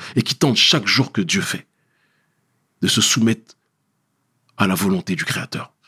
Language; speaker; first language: French; native; French